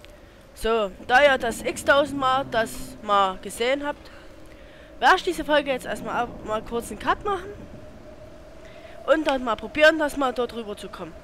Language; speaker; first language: German; native; German